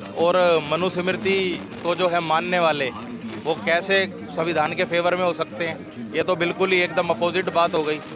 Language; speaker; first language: Hindi; native; Hindi